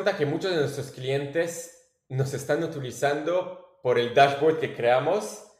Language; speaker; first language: Spanish; non-native, fluent; French